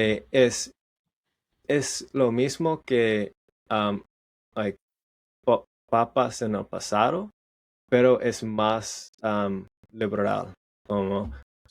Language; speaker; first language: Spanish; non-native, learner; English